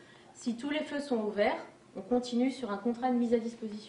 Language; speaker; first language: French; native; French